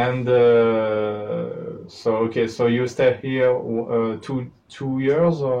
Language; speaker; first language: English; non-native, learner; French